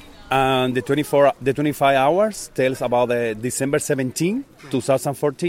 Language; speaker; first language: English; non-native, fluent; Spanish